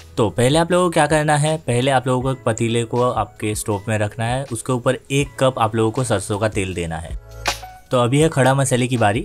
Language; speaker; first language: Hindi; native; Hindi